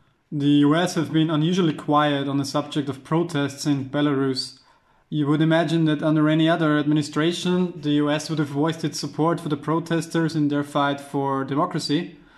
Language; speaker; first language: English; non-native, fluent; German